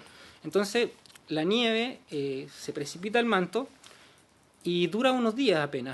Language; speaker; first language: Spanish; native; Spanish